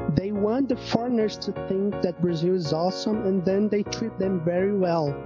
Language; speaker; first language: English; non-native, fluent; Portuguese